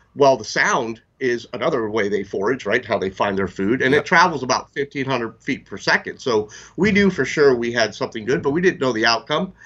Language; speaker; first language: English; native; English